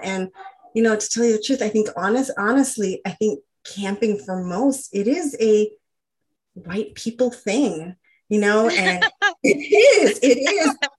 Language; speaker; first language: English; early bilingual, other home language; Spanish